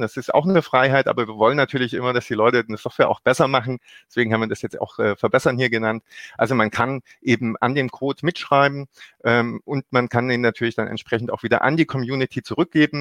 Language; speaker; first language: German; native; German